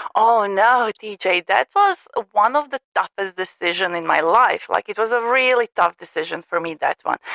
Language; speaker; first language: English; non-native, fluent; Croatian